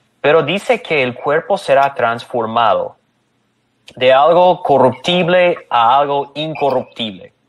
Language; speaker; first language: Spanish; non-native, fluent; English